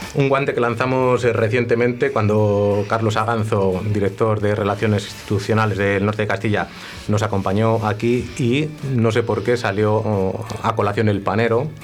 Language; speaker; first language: Spanish; native; Spanish